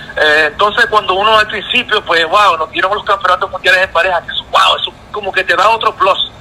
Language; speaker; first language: Spanish; native; Spanish